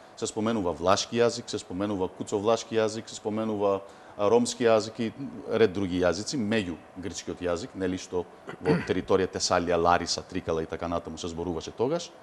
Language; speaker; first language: Macedonian; early bilingual, heritage; Macedonian